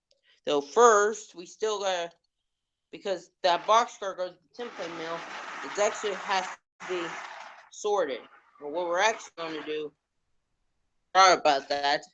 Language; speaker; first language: English; native; English